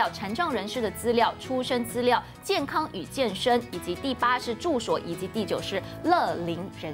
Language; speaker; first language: Chinese; native; Chinese